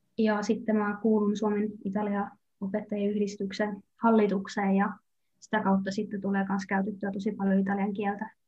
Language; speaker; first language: Finnish; native; Finnish